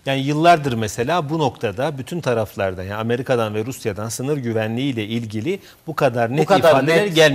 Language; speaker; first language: Turkish; native; Turkish